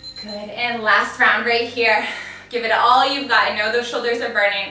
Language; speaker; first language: English; native; English